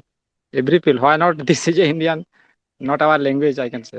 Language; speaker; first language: English; non-native, learner; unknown